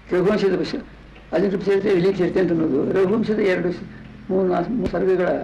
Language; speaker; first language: Kannada; non-native, local second language; Tamil